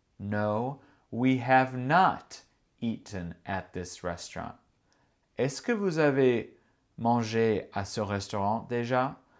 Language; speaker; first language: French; non-native, fluent; English